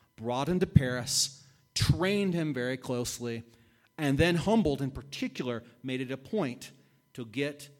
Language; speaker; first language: English; native; English